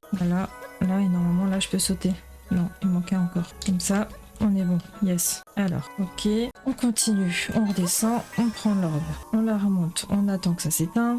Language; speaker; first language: French; native; French